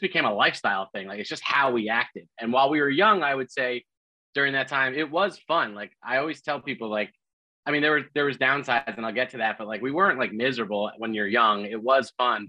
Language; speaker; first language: English; native; English